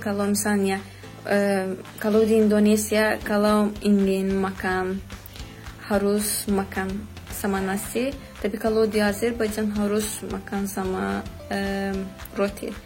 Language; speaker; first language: Indonesian; non-native, fluent; Azerbaijani